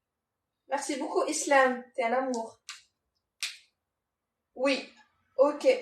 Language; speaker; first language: French; non-native, local second language; Arabic